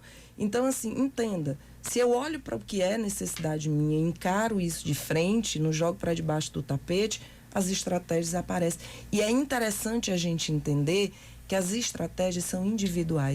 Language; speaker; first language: Portuguese; native; Portuguese